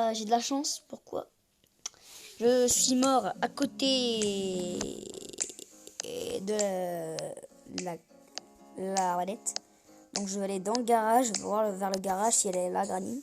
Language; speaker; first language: French; native; French